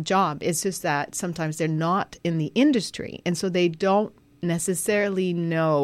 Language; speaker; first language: English; non-native, fluent; French